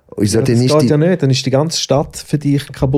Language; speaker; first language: German; native; German